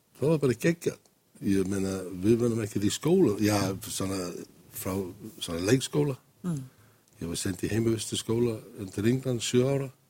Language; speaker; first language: Icelandic; non-native, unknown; English